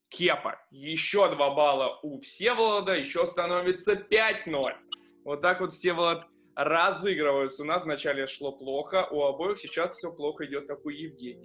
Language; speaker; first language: Russian; native; Russian